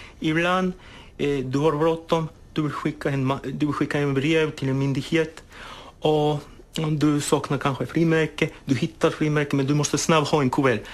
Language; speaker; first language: Swedish; non-native, fluent; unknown